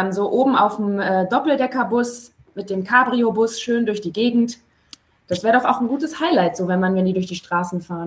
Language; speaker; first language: German; native; German